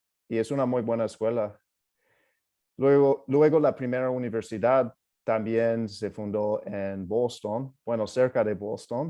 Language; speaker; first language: Spanish; non-native, fluent; English